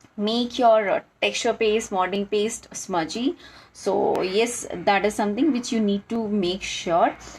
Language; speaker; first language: English; non-native, local second language; Hindi